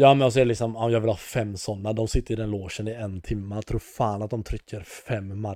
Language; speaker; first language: Swedish; native; Swedish